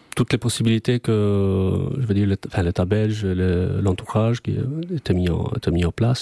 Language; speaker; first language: French; non-native, fluent; Albanian